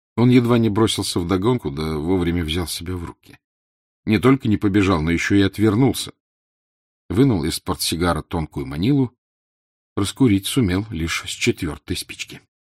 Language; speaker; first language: Russian; native; Russian